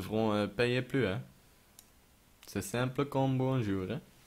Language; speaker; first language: French; non-native, local second language; Dutch